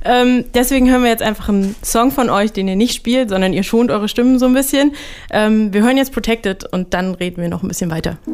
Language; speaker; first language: German; native; German